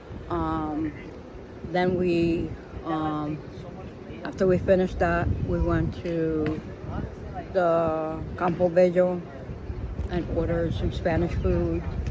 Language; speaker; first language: English; native; English